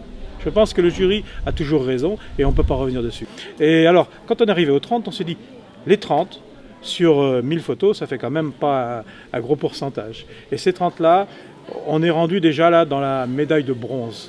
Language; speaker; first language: French; native; French